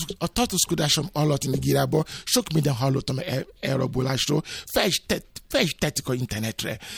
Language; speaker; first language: Hungarian; non-native, fluent; Yoruba